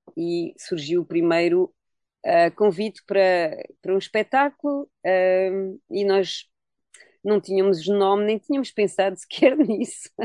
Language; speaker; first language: Portuguese; early bilingual, heritage; Portuguese